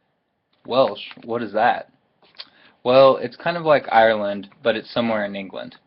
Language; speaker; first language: English; native; English